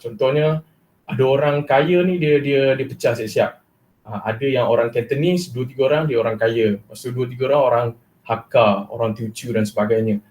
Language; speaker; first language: Malay; non-native, local second language; Chinese